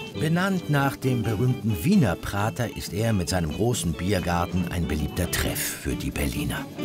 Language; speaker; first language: German; native; German